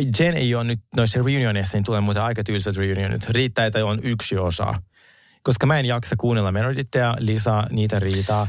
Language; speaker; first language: Finnish; early bilingual, other home language; Russian